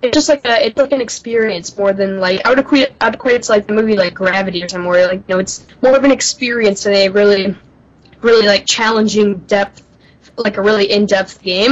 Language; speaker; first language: English; native; English